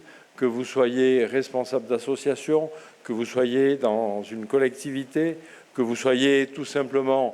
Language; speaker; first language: French; native; French